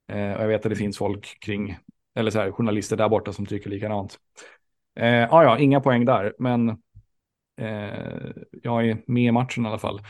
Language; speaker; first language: Swedish; native; Swedish